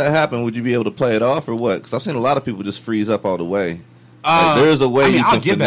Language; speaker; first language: English; native; English